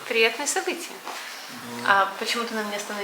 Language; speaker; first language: Russian; native; Russian